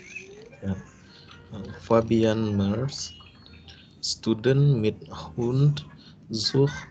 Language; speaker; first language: German; non-native, learner; Indonesian